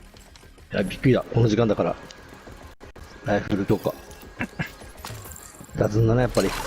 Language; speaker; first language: Japanese; native; Japanese